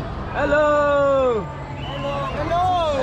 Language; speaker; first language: English; non-native, learner; Hindi